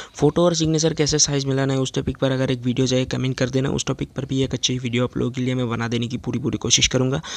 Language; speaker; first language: Hindi; non-native, local second language; Assamese